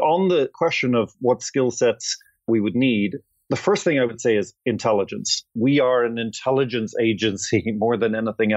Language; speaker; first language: English; native; English